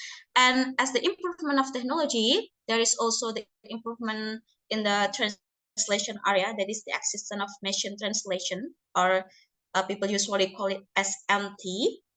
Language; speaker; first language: English; non-native, learner; Indonesian